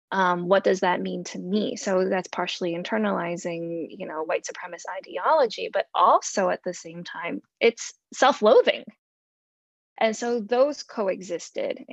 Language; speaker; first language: English; non-native, local second language; Cantonese